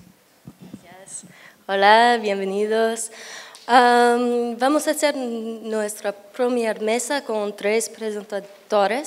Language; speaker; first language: Spanish; non-native, learner; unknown